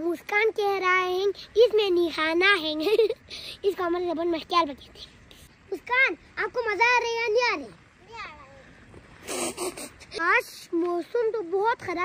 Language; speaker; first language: Hindi; non-native, local second language; Khowar